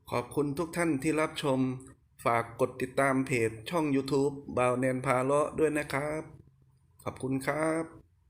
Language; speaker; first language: Thai; native; Thai